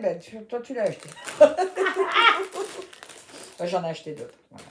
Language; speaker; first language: French; native; French